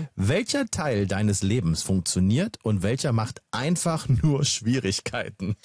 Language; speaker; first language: German; native; German